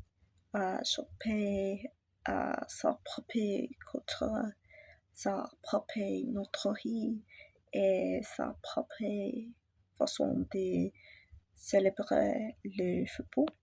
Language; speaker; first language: French; non-native, learner; English